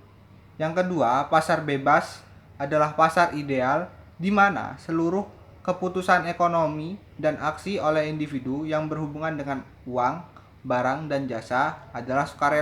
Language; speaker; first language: Indonesian; native; Indonesian